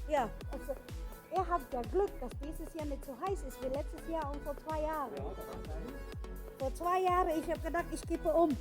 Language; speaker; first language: German; non-native, fluent; Filipino